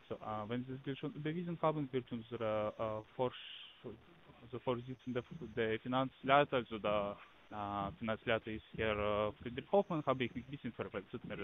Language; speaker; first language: German; non-native, learner; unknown